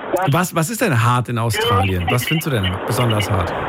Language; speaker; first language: German; native; German